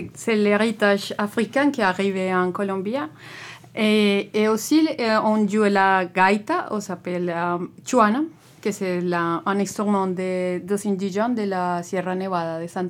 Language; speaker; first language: French; non-native, learner; Spanish